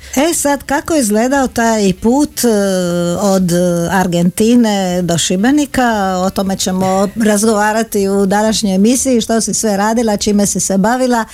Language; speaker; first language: Croatian; native; Croatian